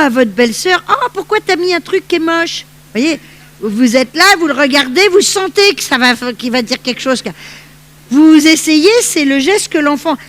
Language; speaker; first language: French; native; French